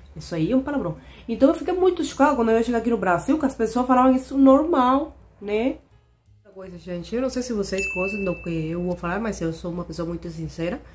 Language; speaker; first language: Portuguese; non-native, fluent; Spanish